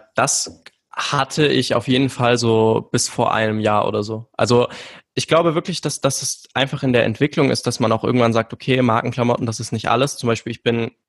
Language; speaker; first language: German; native; German